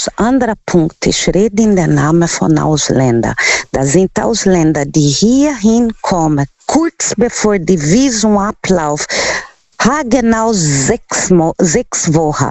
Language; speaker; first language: German; non-native, local second language; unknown